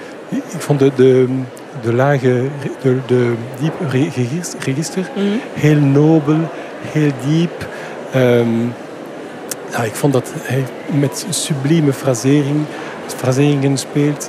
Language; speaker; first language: Dutch; non-native, fluent; French